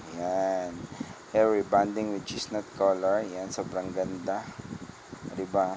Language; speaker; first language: Filipino; non-native, local second language; Cebuano